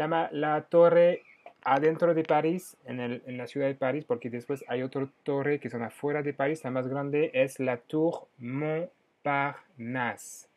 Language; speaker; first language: Spanish; non-native, fluent; French